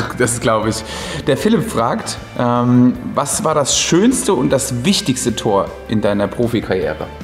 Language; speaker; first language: German; native; German